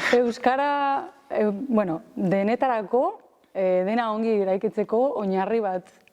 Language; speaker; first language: Basque; non-native, local second language; Spanish